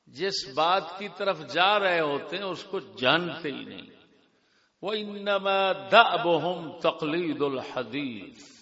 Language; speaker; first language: Urdu; non-native, local second language; Punjabi